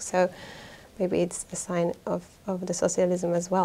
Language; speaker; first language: English; non-native, fluent; Hungarian